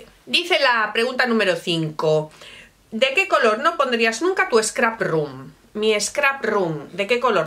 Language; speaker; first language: Spanish; native; Spanish